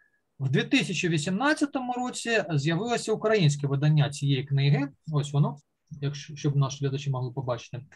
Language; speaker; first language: Ukrainian; native; Ukrainian